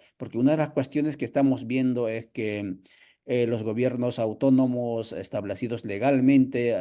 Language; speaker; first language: Spanish; native; Spanish